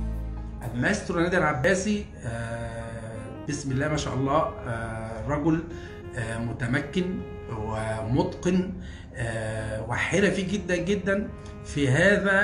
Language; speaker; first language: Arabic; native; Arabic